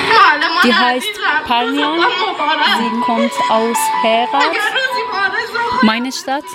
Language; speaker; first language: German; non-native, learner; Persian